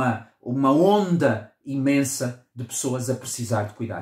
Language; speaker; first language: Portuguese; native; Portuguese